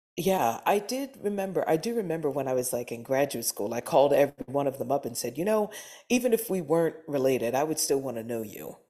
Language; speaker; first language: English; native; English